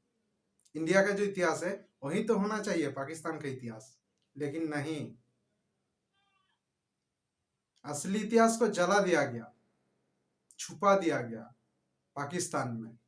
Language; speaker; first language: Hindi; non-native, local second language; Bangla